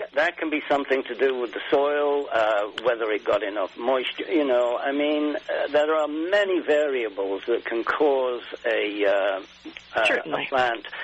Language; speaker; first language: English; native; English